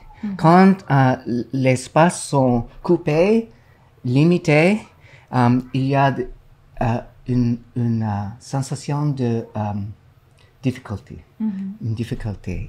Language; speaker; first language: French; non-native, learner; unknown